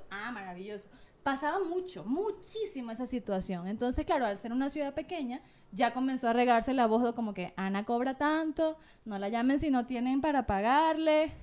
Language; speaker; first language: Spanish; native; Spanish